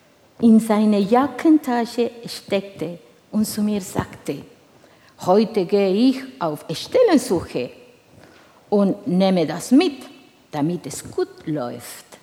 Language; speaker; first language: German; non-native, fluent; Spanish